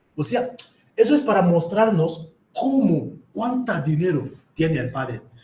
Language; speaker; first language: Spanish; non-native, fluent; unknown